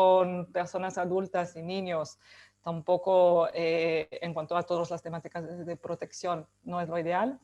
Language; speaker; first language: Spanish; native; Spanish